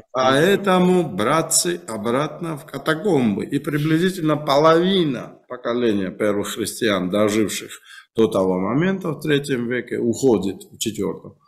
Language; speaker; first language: Russian; non-native, local second language; Georgian